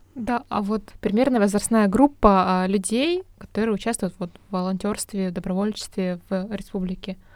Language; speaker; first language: Russian; native; Russian